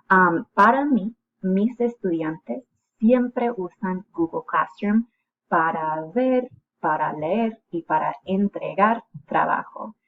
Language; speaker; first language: Spanish; non-native, fluent; English